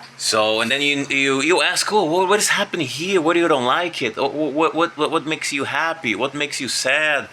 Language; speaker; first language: English; non-native, fluent; Portuguese